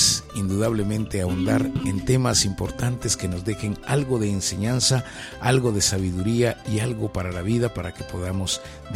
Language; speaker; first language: Spanish; native; Spanish